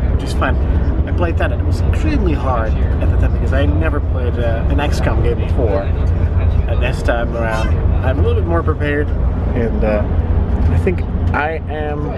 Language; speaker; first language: English; non-native, fluent; Dutch